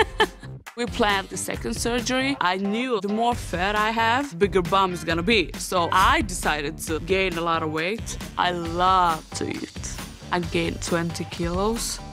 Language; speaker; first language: English; early bilingual, other home language; Serbian